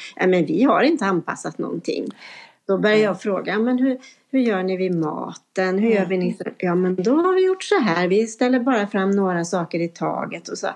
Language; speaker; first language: Swedish; native; Swedish